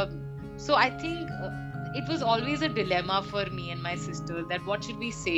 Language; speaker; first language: English; non-native, local second language; Hindi